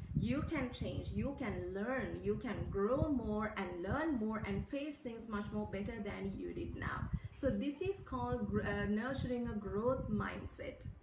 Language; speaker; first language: English; non-native, local second language; Sinhala